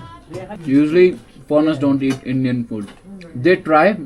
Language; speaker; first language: English; non-native, local second language; Hindi